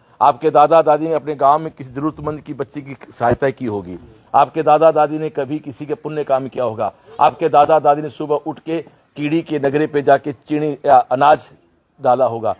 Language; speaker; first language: Hindi; native; Hindi